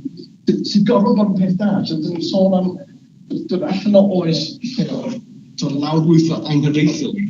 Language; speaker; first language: Welsh; native; Welsh